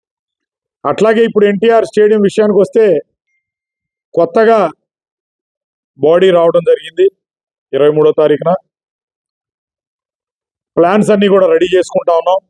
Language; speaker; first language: Telugu; native; Telugu